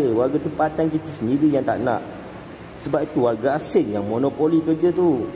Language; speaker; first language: Malay; native; Malay